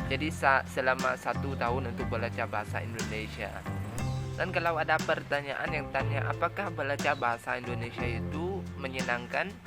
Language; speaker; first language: Indonesian; non-native, learner; Khmer